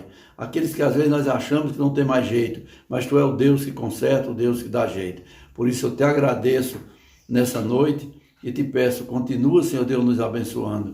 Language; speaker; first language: Portuguese; native; Portuguese